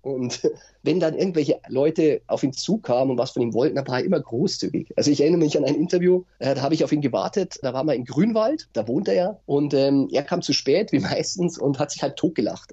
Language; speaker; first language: German; native; German